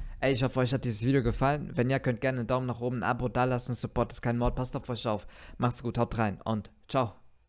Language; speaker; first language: German; early bilingual, other home language; Turkish